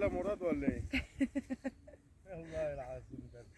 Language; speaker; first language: Arabic; native; Arabic